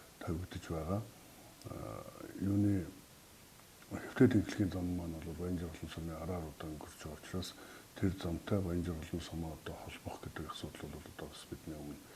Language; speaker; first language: Mongolian; native; Mongolian